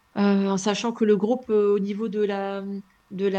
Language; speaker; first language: French; native; French